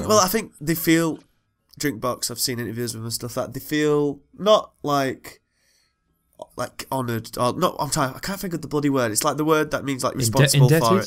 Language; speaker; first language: English; native; English